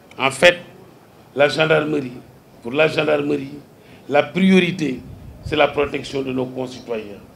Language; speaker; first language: French; non-native, local second language; Wolof